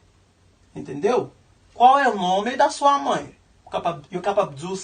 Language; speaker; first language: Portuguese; non-native, learner; Haitian Creole